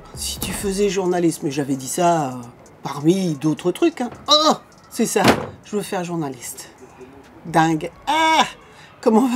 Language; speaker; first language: French; native; French